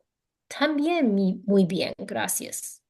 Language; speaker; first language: Spanish; non-native, learner; English